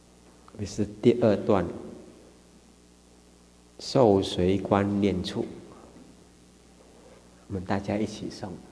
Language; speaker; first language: Chinese; native; Chinese